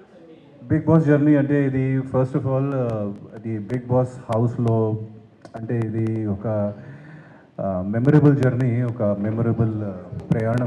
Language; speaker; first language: Telugu; non-native, local second language; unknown